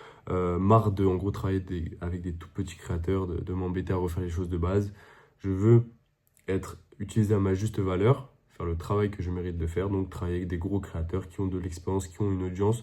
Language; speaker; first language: French; native; French